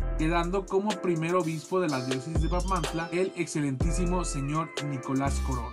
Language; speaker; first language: Spanish; native; Spanish